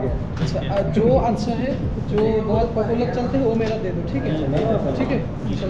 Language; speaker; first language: Hindi; non-native, learner; Bangla